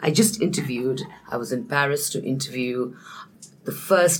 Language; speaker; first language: English; non-native, local second language; Nepali